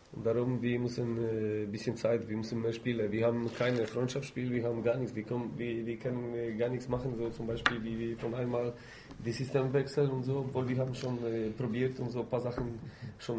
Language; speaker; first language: German; non-native, fluent; Polish